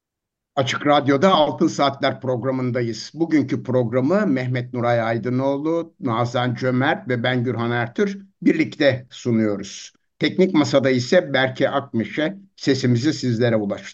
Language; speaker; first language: Turkish; native; Turkish